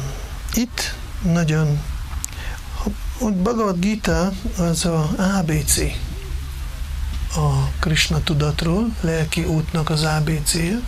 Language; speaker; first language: Hungarian; non-native, fluent; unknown